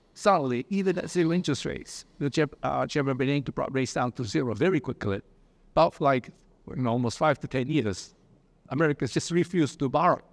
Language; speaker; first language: English; early bilingual, other home language; Japanese